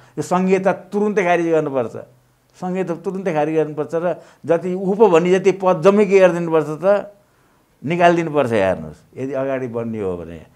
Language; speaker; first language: Nepali; native; Nepali